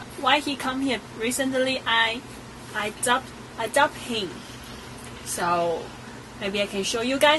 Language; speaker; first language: English; non-native, learner; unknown